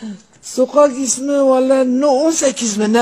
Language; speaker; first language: Turkish; non-native, learner; Arabic